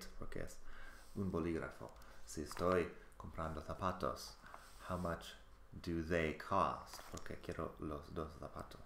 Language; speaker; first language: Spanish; non-native, fluent; English